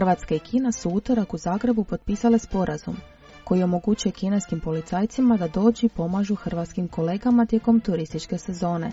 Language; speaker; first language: Croatian; native; Croatian